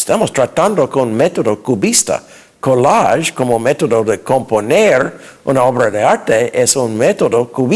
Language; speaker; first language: Spanish; non-native, fluent; English